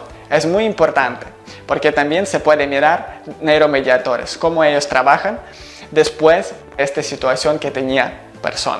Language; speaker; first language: Spanish; non-native, learner; Ukrainian